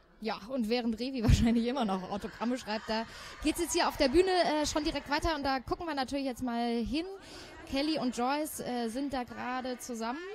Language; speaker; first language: German; native; German